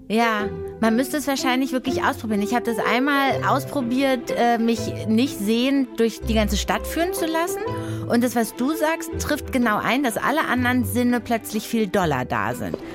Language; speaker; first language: German; native; German